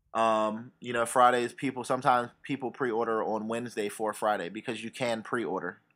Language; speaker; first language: English; native; English